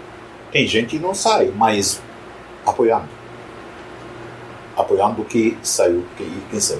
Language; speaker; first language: Portuguese; non-native, fluent; Arabic